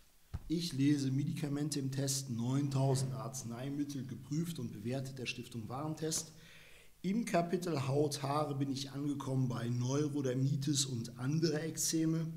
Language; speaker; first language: German; native; German